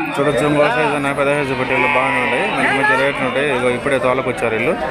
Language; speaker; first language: Telugu; native; Telugu